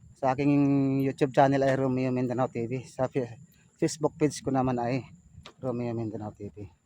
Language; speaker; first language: Filipino; non-native, local second language; Cebuano